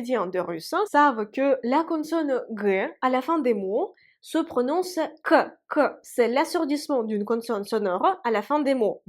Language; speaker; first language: French; non-native, fluent; Russian